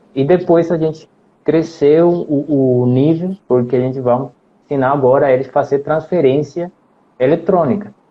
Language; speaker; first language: Portuguese; non-native, fluent; Spanish